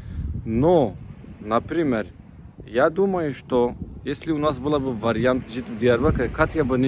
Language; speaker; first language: Russian; non-native, learner; Turkish